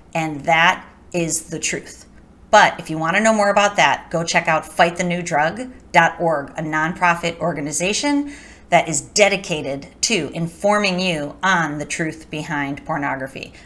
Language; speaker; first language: English; native; English